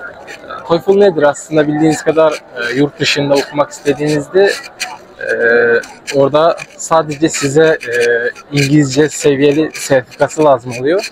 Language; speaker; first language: Turkish; non-native, fluent; Kyrgyz